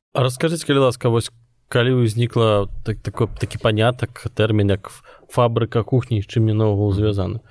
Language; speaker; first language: Belarusian; non-native, local second language; Russian